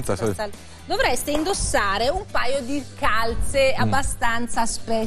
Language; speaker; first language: Italian; native; Italian